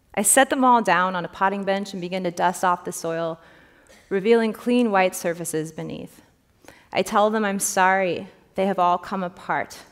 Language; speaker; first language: English; native; English